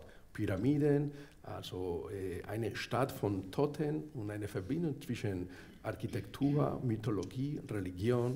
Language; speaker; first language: German; non-native, fluent; Spanish